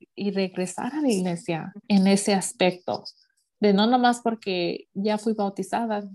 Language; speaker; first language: Spanish; early bilingual, heritage; Spanish